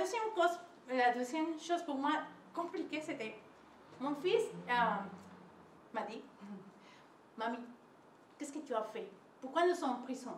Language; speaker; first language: French; non-native, learner; Spanish